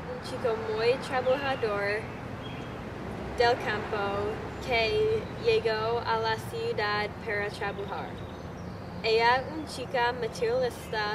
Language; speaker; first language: Spanish; non-native, learner; English